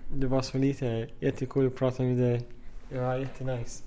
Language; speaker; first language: Swedish; non-native, fluent; Arabic